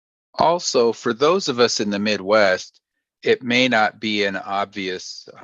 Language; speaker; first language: English; native; English